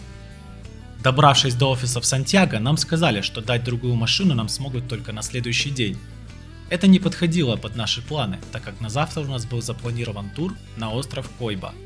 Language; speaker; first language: Russian; native; Russian